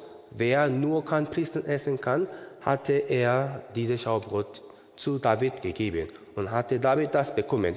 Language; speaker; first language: German; non-native, learner; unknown